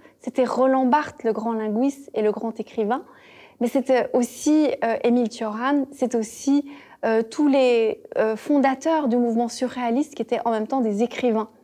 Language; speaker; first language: French; native; French